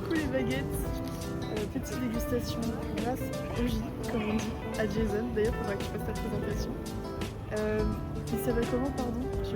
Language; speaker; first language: French; native; French